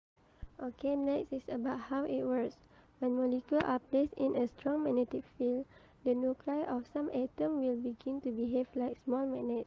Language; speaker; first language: English; non-native, fluent; Malay